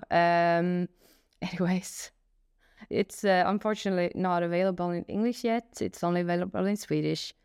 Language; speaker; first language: English; non-native, fluent; Swedish